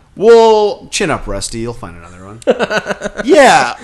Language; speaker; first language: English; native; English